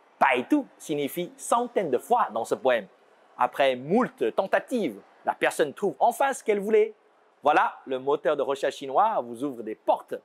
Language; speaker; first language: French; non-native, fluent; Chinese